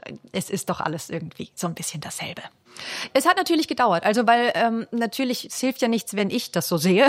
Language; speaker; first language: German; native; German